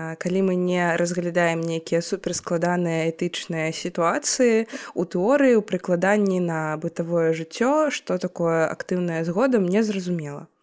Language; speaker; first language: Belarusian; non-native, local second language; Russian